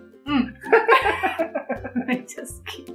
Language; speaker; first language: Japanese; non-native, learner; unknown